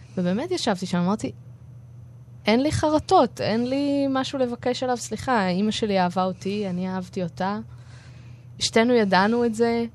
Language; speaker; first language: Hebrew; native; Hebrew